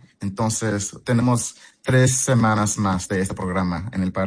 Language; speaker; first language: Spanish; early bilingual, heritage; Spanish